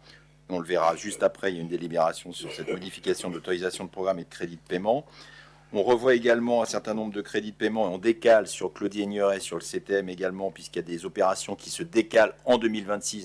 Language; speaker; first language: French; native; French